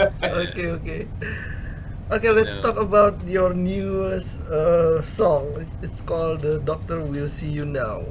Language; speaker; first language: English; non-native, learner; Indonesian